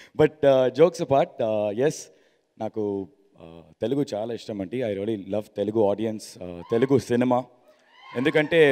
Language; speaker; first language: Telugu; non-native, learner; Tamil